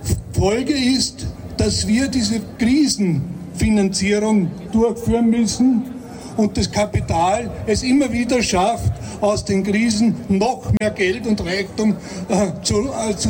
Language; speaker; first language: German; native; German